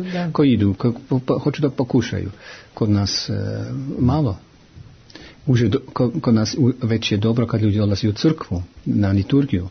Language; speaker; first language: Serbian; non-native, fluent; German